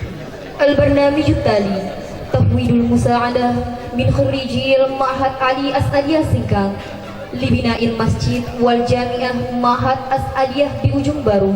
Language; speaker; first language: Arabic; non-native, fluent; Indonesian